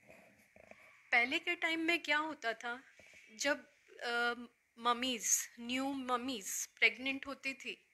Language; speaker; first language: Hindi; native; Hindi